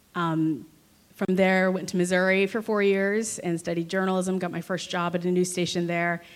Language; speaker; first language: English; native; English